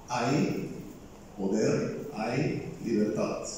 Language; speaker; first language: Spanish; non-native, fluent; Bulgarian